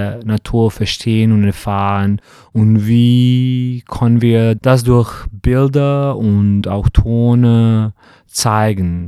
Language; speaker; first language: German; non-native, fluent; Serbian